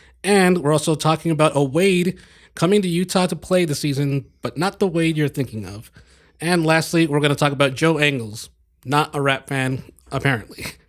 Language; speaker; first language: English; native; English